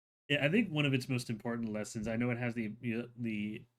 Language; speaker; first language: English; native; English